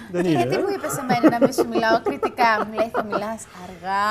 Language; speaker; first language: Greek; native; Greek